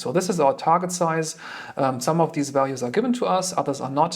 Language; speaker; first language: English; non-native, fluent; German